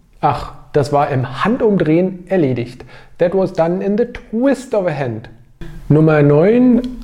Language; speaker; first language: German; native; German